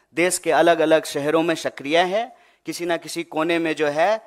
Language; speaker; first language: Hindi; native; Hindi